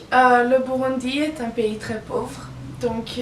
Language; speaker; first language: French; non-native, local second language; Italian